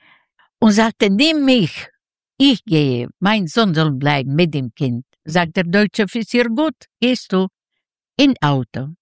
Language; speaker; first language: German; non-native, learner; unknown